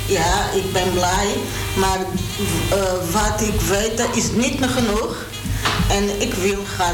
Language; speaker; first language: Dutch; non-native, learner; Portuguese